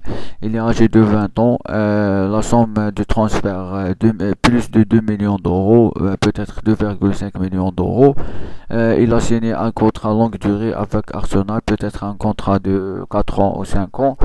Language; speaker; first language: French; non-native, local second language; Arabic